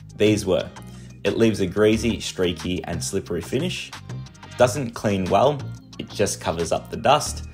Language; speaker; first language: English; native; English